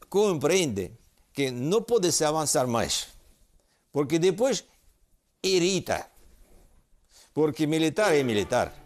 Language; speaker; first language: Portuguese; non-native, fluent; Russian